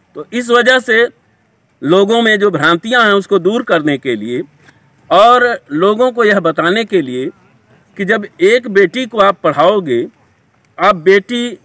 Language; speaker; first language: Hindi; native; Hindi